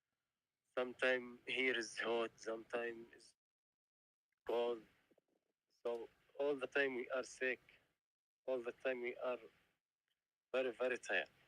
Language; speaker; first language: English; non-native, learner; Arabic